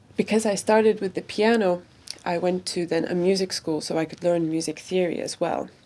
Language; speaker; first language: English; non-native, fluent; Latvian